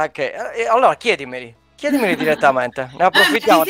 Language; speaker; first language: Italian; native; Italian